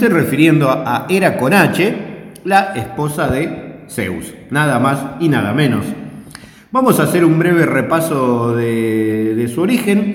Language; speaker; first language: Spanish; native; Spanish